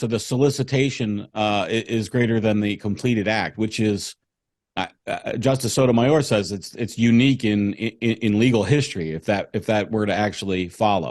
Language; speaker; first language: English; native; English